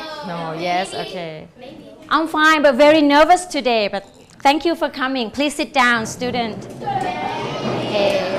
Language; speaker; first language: English; non-native, fluent; Thai